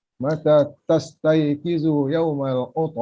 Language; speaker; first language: Arabic; non-native, learner; Malay